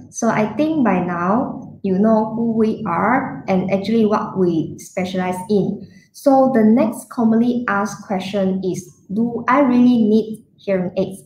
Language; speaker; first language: English; non-native, local second language; Chinese